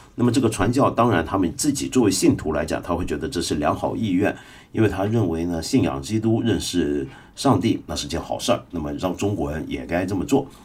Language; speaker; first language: Chinese; non-native, local second language; Cantonese